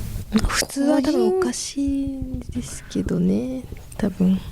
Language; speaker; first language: Japanese; non-native, fluent; French